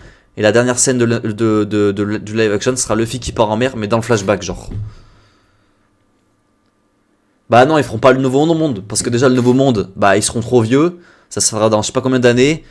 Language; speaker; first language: French; native; French